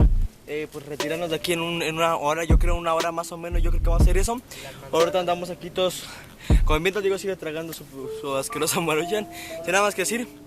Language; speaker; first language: Spanish; native; Spanish